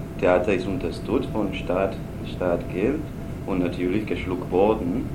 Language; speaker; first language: German; non-native, learner; Spanish